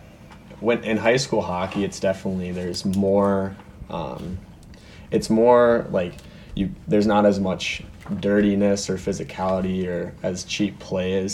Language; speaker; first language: English; native; English